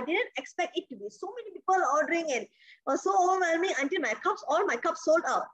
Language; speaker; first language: English; non-native, local second language; Tamil